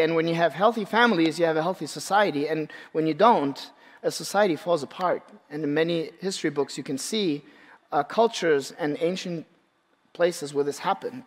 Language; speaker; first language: English; non-native, fluent; Turkish